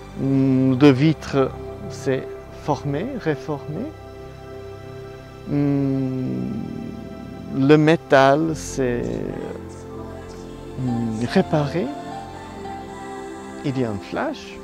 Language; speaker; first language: French; non-native, learner; Italian